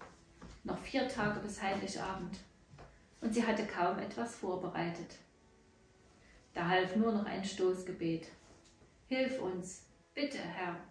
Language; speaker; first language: German; native; German